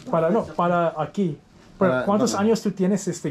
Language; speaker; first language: Spanish; non-native, learner; English